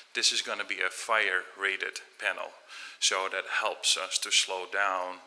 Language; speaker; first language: English; non-native, fluent; Dutch